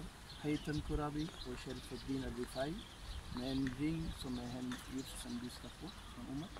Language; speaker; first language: Swedish; non-native, fluent; Arabic